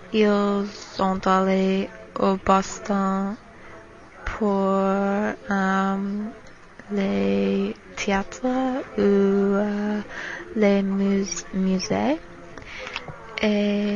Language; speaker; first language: French; non-native, learner; English